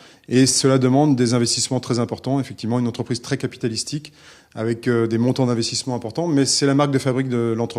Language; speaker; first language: French; native; French